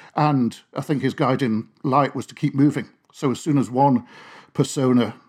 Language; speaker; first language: English; native; English